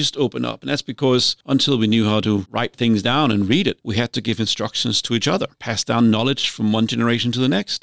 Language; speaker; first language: English; non-native, fluent; Danish